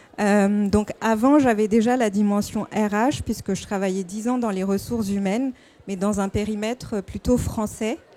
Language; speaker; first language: French; non-native, local second language; Malagasy